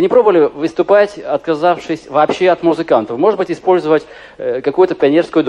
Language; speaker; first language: Russian; native; Russian